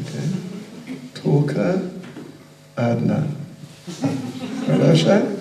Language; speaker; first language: Russian; non-native, learner; English